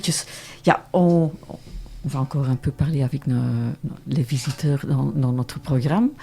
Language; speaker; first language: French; non-native, local second language; Dutch